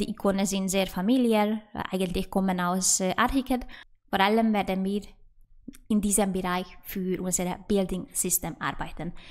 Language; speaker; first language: German; non-native, fluent; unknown